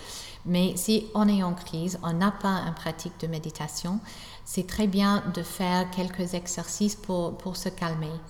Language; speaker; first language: French; non-native, fluent; English